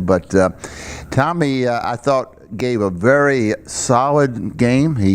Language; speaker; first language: English; native; English